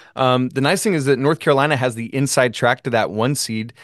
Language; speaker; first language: English; native; English